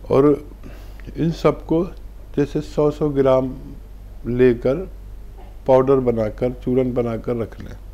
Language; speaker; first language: Hindi; native; Hindi